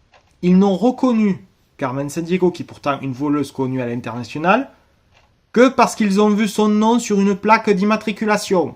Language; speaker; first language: French; native; French